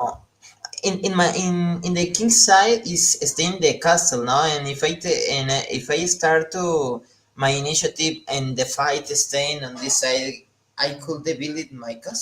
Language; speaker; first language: English; non-native, learner; Spanish